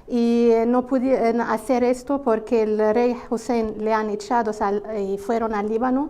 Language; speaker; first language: Spanish; non-native, fluent; Arabic